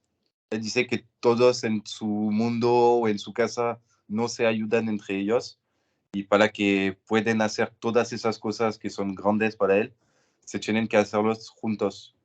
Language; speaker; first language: Spanish; non-native, learner; French